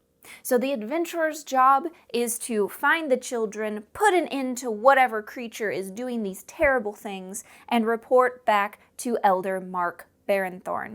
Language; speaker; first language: English; native; English